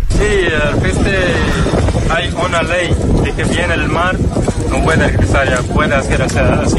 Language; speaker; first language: Spanish; non-native, learner; Arabic